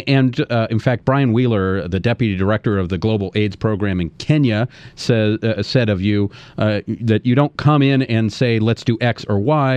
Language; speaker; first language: English; native; English